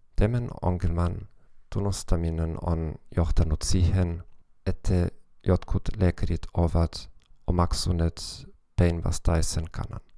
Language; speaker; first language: Finnish; non-native, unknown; German